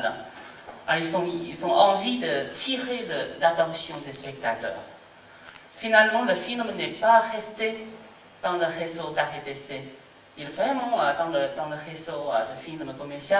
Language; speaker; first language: French; non-native, fluent; Chinese